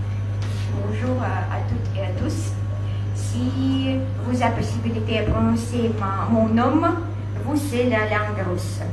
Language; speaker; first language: French; non-native, learner; Russian